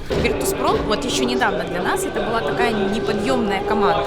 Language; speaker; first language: Russian; native; Russian